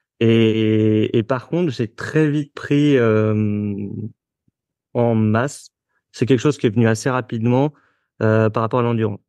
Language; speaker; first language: French; native; French